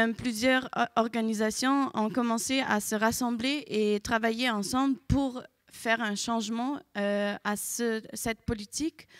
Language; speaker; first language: French; non-native, fluent; German